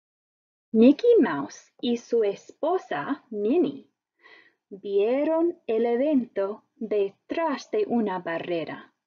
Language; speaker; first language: Spanish; non-native, fluent; English